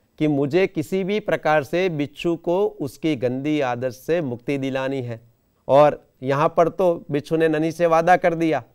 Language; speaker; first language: Hindi; non-native, local second language; Gujarati